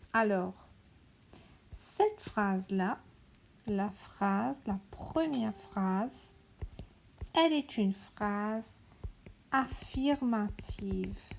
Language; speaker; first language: French; non-native, local second language; Morisyen